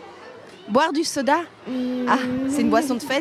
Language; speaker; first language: French; native; French